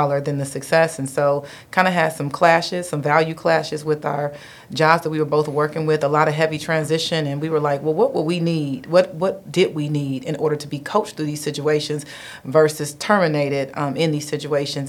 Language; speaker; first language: English; native; English